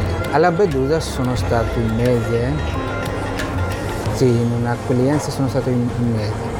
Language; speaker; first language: Italian; non-native, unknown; Bangla